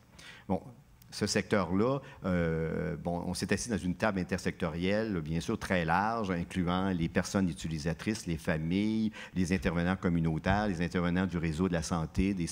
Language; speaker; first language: French; native; French